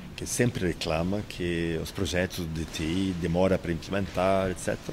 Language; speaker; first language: Portuguese; non-native, fluent; Swedish